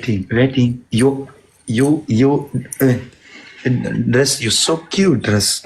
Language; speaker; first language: English; non-native, learner; Pashto